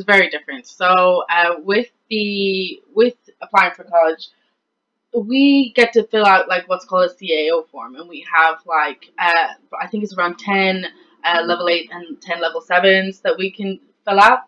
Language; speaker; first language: English; native; English